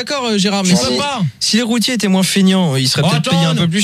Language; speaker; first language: French; native; French